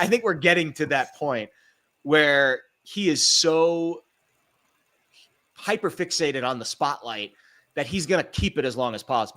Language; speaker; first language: English; native; English